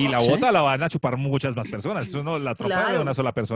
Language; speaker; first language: Spanish; native; Spanish